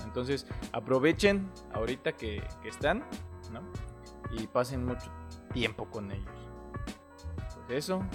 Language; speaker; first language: Spanish; native; Spanish